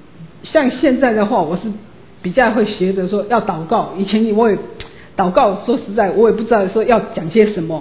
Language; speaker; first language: Chinese; native; Chinese